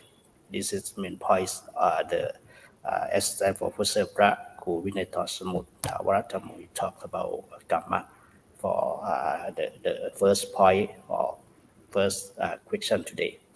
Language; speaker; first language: English; non-native, learner; Thai